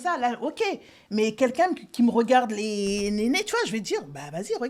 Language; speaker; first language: French; native; French